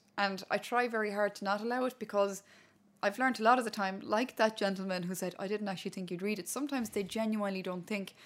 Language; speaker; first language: English; non-native, local second language; Irish